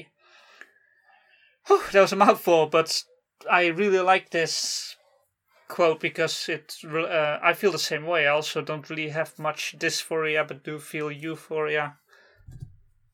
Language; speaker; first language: English; non-native, fluent; Dutch